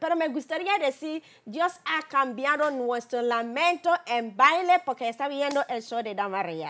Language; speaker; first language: Spanish; non-native, learner; English